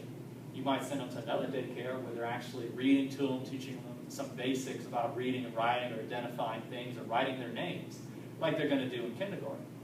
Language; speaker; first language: English; native; English